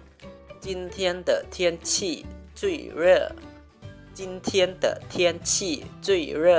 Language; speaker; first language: Chinese; non-native, fluent; Lao